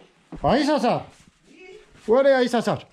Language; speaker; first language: French; native; French